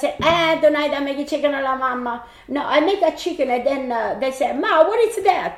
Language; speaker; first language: English; non-native, learner; Italian